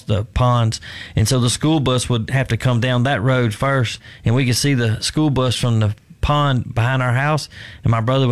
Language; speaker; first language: English; native; English